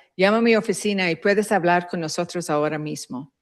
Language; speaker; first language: Spanish; early bilingual, heritage; Spanish